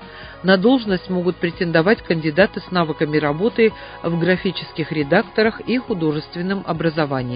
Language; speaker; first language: Russian; native; Russian